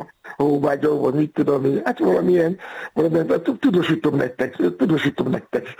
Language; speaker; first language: Hungarian; non-native, fluent; Yoruba